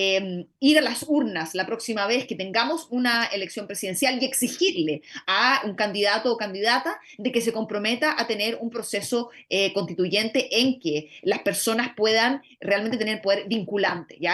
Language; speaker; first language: Spanish; native; Spanish